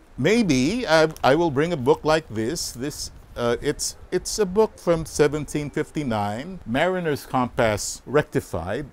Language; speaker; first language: English; non-native, local second language; Filipino